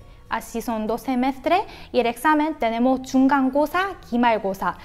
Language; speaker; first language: Spanish; non-native, fluent; Korean